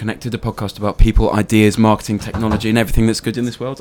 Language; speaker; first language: English; native; English